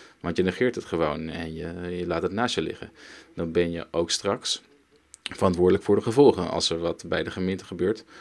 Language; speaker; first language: Dutch; early bilingual, other home language; Turkish